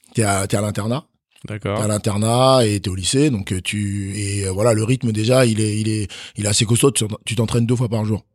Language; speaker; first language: French; early bilingual, other home language; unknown